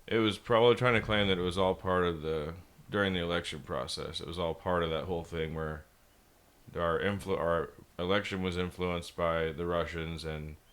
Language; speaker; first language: English; native; English